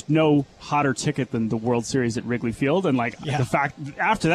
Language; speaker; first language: English; native; English